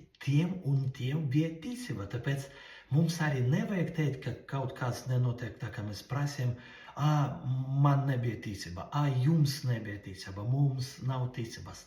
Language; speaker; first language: Latvian; non-native, local second language; Russian